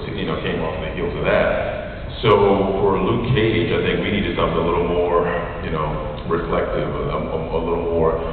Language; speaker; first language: English; native; English